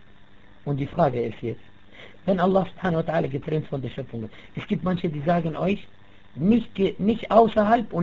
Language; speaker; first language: German; non-native, fluent; Arabic